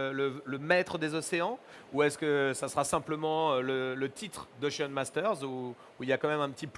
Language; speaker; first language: French; native; French